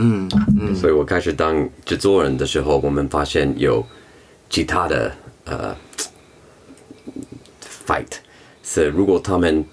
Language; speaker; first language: Chinese; non-native, learner; English